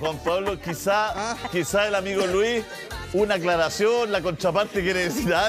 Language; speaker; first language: Spanish; native; Spanish